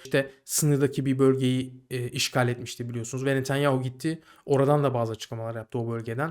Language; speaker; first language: Turkish; native; Turkish